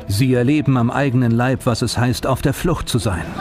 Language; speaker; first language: German; native; German